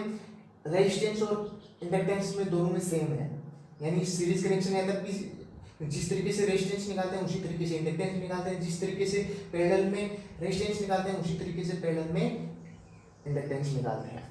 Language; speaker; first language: Hindi; native; Hindi